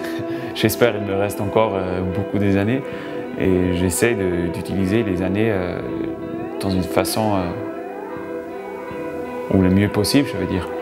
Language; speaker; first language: French; non-native, local second language; German